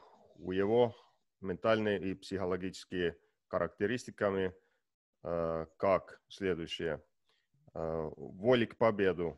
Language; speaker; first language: Russian; non-native, learner; Estonian